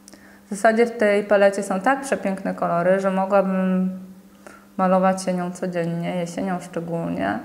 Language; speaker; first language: Polish; native; Polish